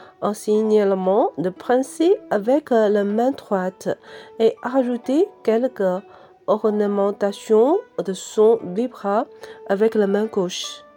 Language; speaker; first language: French; non-native, fluent; Chinese